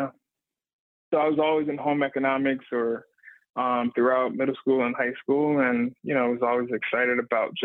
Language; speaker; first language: English; native; English